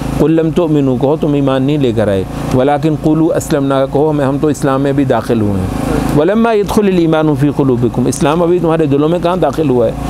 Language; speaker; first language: Urdu; non-native, local second language; Punjabi